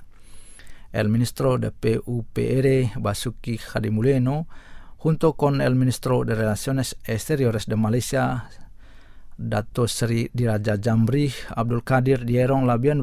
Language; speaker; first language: Spanish; non-native, fluent; Indonesian